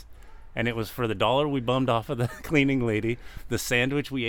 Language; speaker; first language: English; native; English